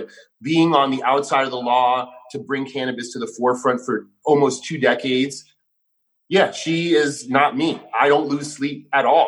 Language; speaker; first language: English; native; English